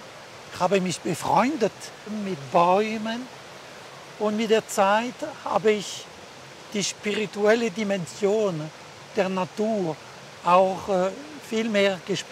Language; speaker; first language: German; non-native, local second language; French